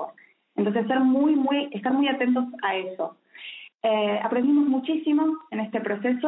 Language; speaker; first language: Spanish; native; Spanish